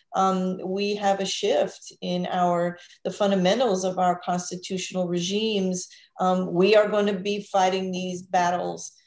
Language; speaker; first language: English; native; English